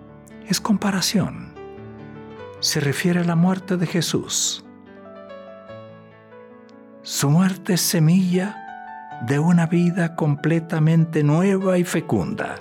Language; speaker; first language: Spanish; native; Spanish